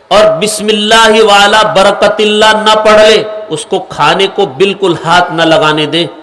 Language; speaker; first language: Urdu; native; Urdu